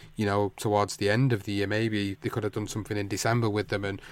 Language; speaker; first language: English; native; English